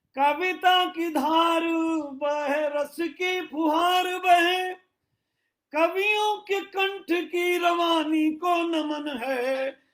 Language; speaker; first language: Hindi; native; Hindi